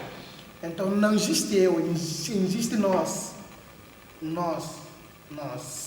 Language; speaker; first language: Portuguese; non-native, local second language; Upper Guinea Crioulo